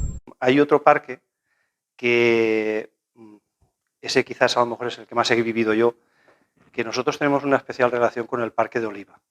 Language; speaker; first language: Spanish; native; Spanish